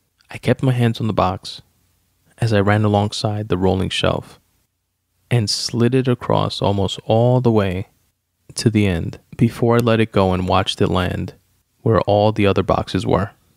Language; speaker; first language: English; early bilingual, other home language; Spanish